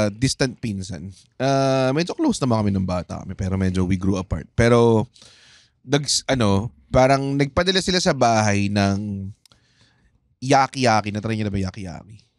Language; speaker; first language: Filipino; native; Filipino